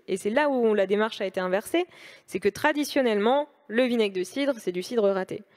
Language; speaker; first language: French; native; French